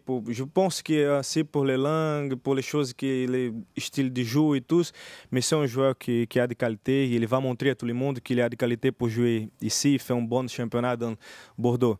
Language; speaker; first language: French; non-native, learner; Portuguese